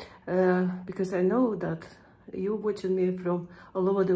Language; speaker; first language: English; non-native, learner; Russian